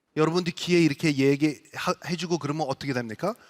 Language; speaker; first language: Korean; early bilingual, other home language; English